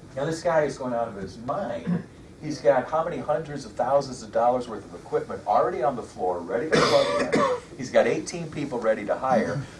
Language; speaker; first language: English; native; English